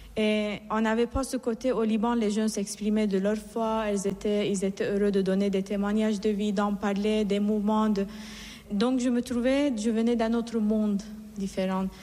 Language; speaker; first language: French; non-native, fluent; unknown